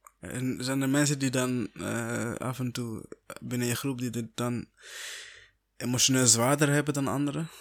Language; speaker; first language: Dutch; non-native, fluent; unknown